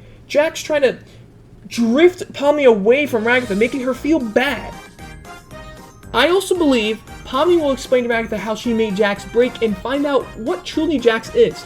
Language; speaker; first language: English; native; English